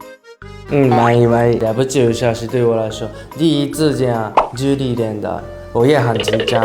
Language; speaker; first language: Chinese; non-native, learner; Japanese